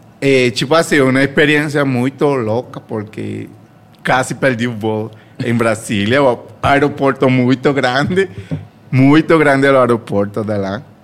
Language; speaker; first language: Portuguese; non-native, fluent; Spanish